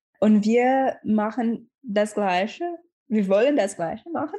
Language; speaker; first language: German; non-native, learner; Portuguese